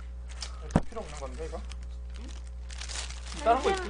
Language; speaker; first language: Korean; native; Korean